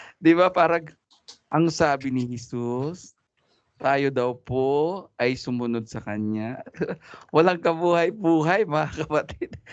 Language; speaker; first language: Filipino; non-native, local second language; Cebuano